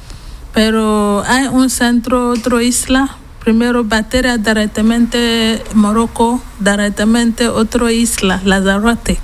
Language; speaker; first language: Spanish; non-native, learner; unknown